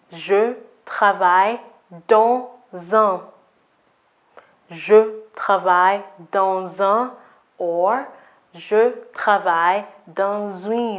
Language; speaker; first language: French; non-native, fluent; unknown